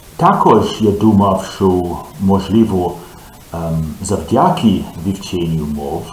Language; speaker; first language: Ukrainian; non-native, learner; English